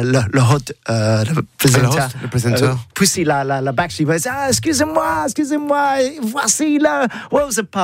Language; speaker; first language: French; non-native, learner; English